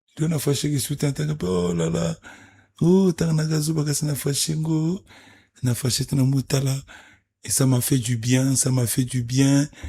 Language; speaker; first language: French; non-native, local second language; Lingala